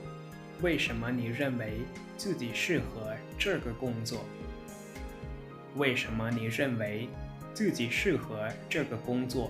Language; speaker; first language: Chinese; non-native, fluent; Lao